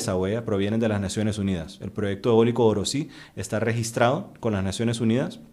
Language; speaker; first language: Spanish; native; Spanish